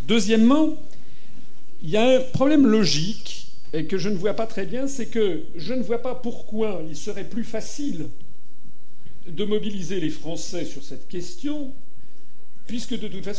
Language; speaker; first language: French; native; French